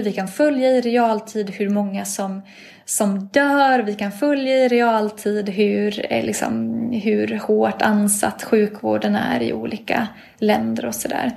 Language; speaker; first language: Swedish; native; Swedish